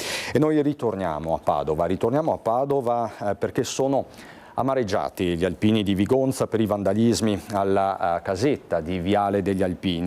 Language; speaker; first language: Italian; native; Italian